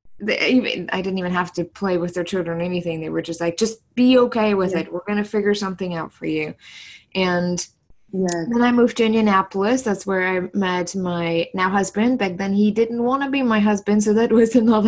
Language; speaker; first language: English; non-native, fluent; German